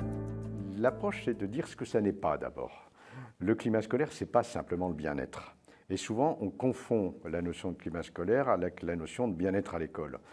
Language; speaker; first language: French; native; French